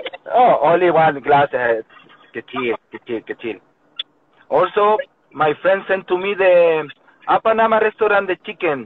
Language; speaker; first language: English; non-native, learner; Spanish